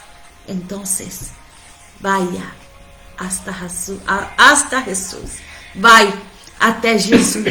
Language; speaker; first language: Spanish; non-native, fluent; Portuguese